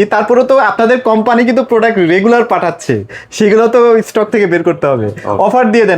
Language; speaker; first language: Bangla; native; Bangla